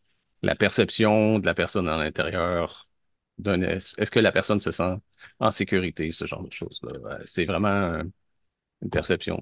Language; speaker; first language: French; native; French